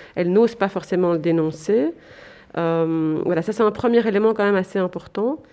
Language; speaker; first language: French; native; French